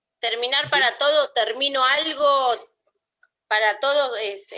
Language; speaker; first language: Spanish; non-native, learner; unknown